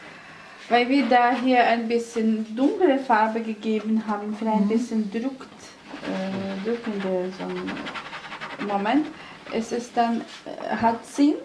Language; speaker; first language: German; non-native, fluent; Russian